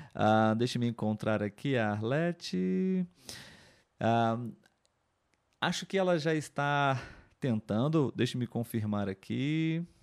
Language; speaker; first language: Portuguese; native; Portuguese